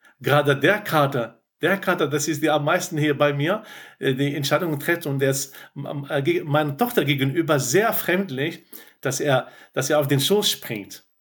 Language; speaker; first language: German; non-native, fluent; Arabic